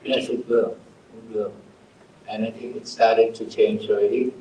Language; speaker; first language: English; non-native, fluent; Thai